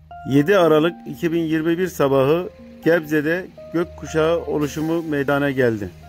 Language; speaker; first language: Turkish; native; Turkish